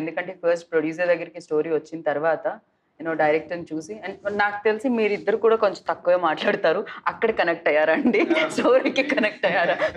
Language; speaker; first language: Telugu; native; Telugu